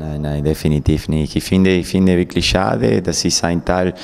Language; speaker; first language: German; non-native, fluent; Spanish